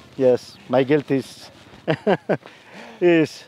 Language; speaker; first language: English; non-native, fluent; Spanish